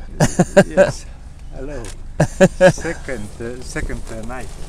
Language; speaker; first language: English; non-native, learner; Estonian